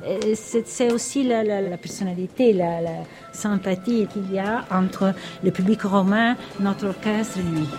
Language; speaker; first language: French; non-native, fluent; Italian